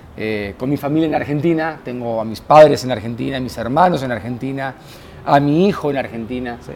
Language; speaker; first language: Spanish; native; Spanish